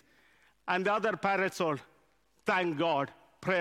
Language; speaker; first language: English; non-native, local second language; Malayalam